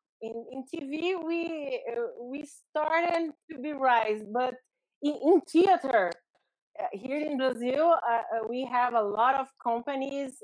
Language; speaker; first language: English; non-native, learner; Portuguese